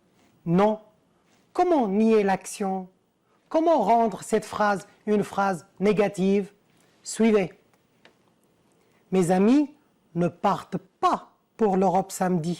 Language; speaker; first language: French; non-native, fluent; Arabic